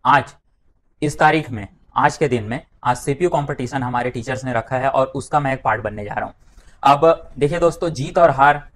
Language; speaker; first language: Hindi; native; Hindi